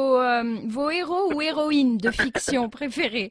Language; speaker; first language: French; non-native, local second language; Arabic